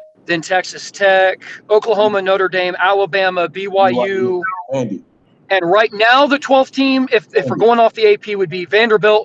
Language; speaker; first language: English; native; English